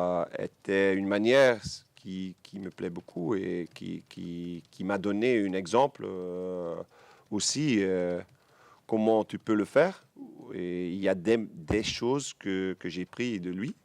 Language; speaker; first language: French; non-native, local second language; Dutch